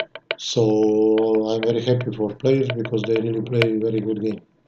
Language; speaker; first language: English; non-native, fluent; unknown